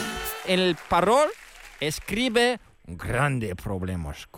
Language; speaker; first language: Spanish; non-native, learner; Dutch